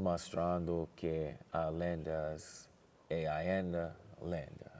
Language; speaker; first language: Portuguese; non-native, learner; English